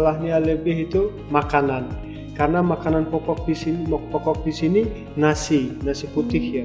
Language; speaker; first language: Indonesian; non-native, fluent; Turkmen